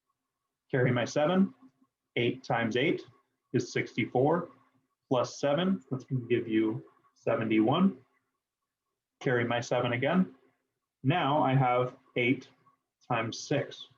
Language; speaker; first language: English; native; English